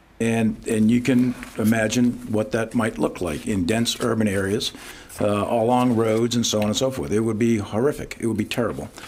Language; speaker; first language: English; native; English